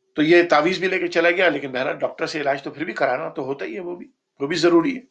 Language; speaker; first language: Urdu; native; Urdu